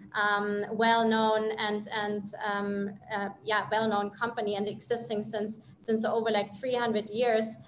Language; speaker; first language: English; non-native, fluent; German